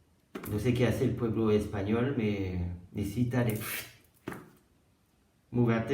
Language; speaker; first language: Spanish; non-native, learner; French